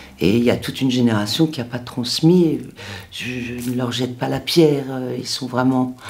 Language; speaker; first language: French; non-native, local second language; Swiss German